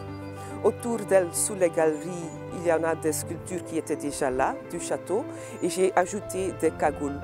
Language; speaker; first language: French; non-native, local second language; Dutch